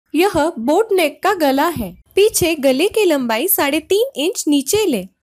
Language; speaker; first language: Hindi; non-native, local second language; Marathi